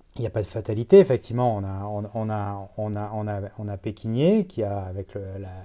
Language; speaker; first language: French; native; French